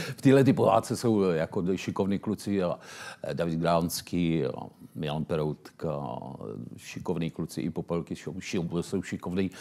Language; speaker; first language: Czech; native; Czech